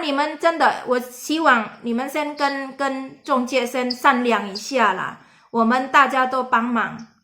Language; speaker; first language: Chinese; non-native, fluent; Indonesian